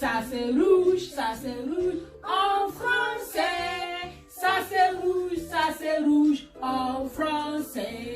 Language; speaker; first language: French; non-native, learner; Igbo